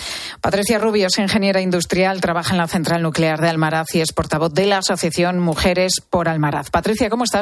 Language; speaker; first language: Spanish; native; Spanish